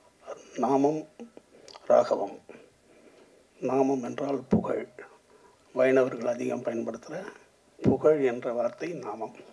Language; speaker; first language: Tamil; native; Tamil